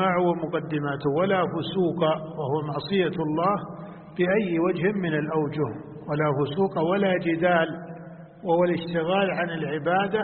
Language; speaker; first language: Arabic; native; Arabic